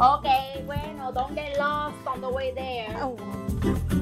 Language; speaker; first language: English; early bilingual, other home language; Spanish